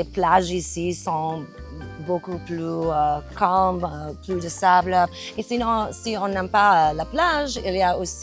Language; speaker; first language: French; non-native, fluent; English